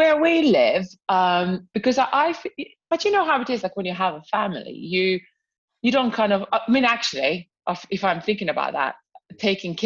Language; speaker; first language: English; non-native, fluent; Croatian